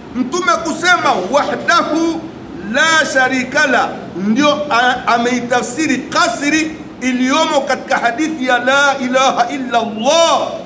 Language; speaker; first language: Swahili; native; Swahili